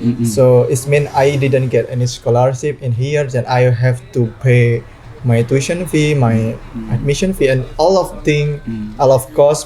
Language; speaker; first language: English; non-native, learner; Indonesian